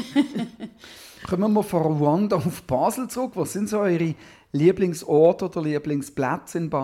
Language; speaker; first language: German; native; German